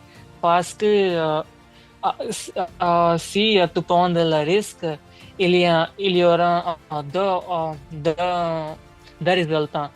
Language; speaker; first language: French; non-native, learner; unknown